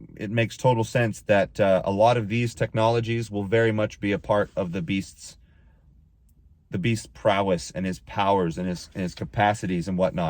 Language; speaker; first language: English; native; English